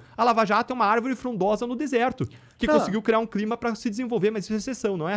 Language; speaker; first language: Portuguese; native; Portuguese